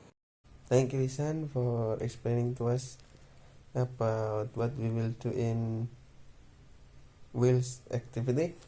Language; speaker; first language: English; non-native, learner; Indonesian